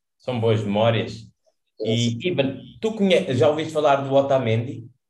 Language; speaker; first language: Portuguese; early bilingual, other home language; Kabuverdianu